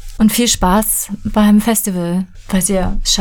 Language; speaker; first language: German; native; German